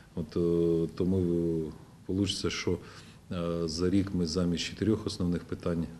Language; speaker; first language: Ukrainian; non-native, local second language; Russian